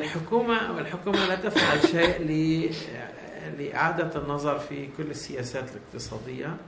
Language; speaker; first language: Arabic; native; Arabic